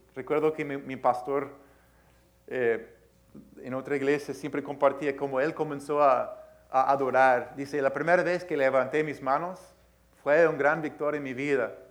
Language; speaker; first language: Spanish; early bilingual, heritage; Spanish